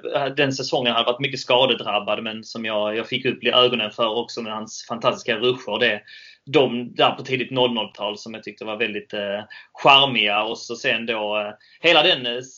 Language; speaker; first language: Swedish; native; Swedish